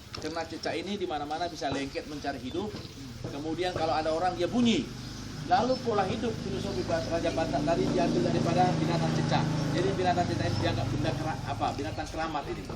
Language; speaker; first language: Indonesian; non-native, local second language; Batak Toba